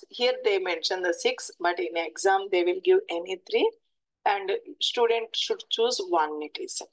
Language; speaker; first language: English; non-native, local second language; Telugu